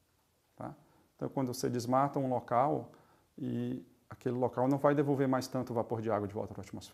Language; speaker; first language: Portuguese; native; Portuguese